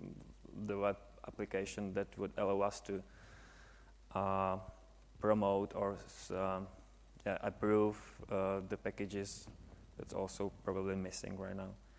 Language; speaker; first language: English; non-native, fluent; Czech